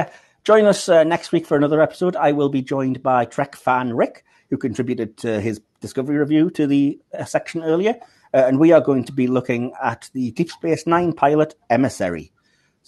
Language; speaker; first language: English; native; English